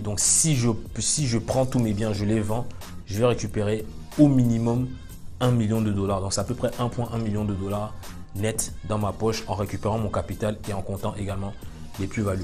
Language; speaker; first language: French; native; French